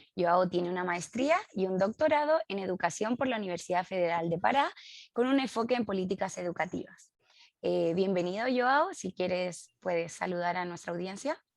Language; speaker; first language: Spanish; native; Spanish